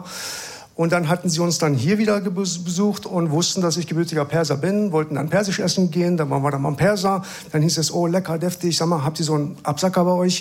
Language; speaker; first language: German; early bilingual, other home language; Persian